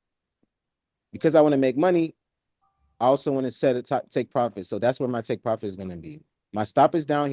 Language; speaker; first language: English; native; English